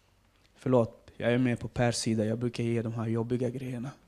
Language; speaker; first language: Swedish; non-native, fluent; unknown